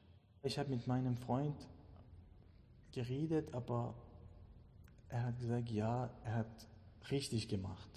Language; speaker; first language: German; non-native, learner; Persian